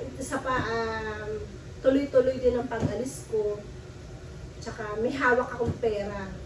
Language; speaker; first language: Filipino; native; Filipino